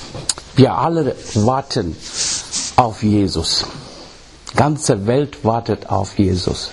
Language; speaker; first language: German; non-native, learner; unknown